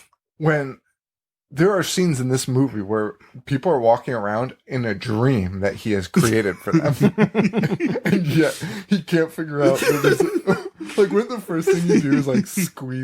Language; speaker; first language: English; native; English